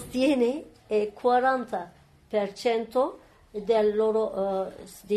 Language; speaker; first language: Italian; non-native, learner; Turkish